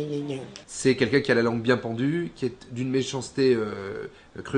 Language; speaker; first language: French; native; French